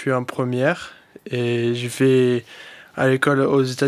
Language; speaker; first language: French; early bilingual, heritage; French